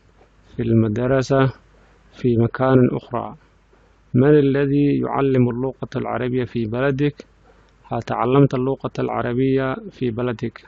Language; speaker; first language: Arabic; non-native, fluent; Somali